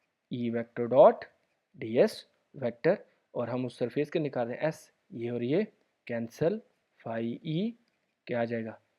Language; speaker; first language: Hindi; native; Hindi